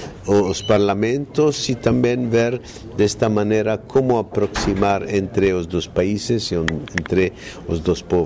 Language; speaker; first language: Portuguese; non-native, fluent; Hebrew